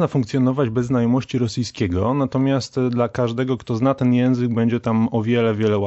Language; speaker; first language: Polish; native; Polish